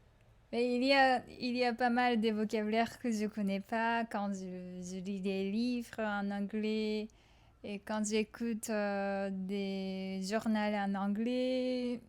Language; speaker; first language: French; non-native, fluent; Japanese